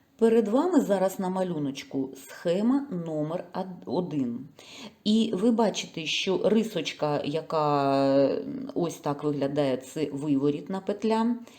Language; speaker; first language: Ukrainian; non-native, local second language; Russian